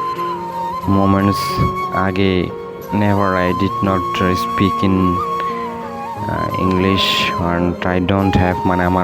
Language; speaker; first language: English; non-native, learner; Bangla